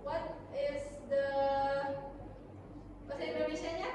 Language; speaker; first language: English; non-native, learner; Indonesian